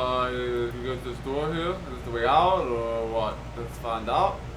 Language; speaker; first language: English; native; English